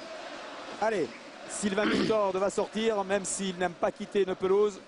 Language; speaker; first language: French; native; French